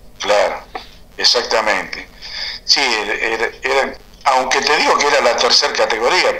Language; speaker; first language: Spanish; native; Spanish